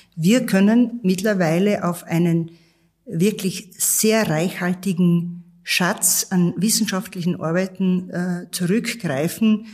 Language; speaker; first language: German; native; German